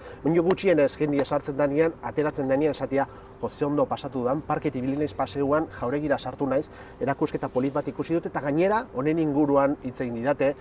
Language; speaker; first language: Basque; native; Basque